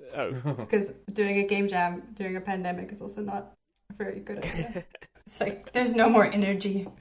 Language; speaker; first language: English; native; English